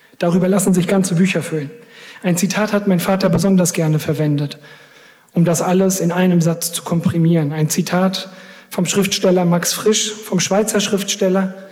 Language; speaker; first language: German; early bilingual, other home language; Greek